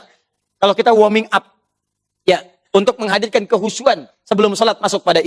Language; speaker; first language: Indonesian; native; Indonesian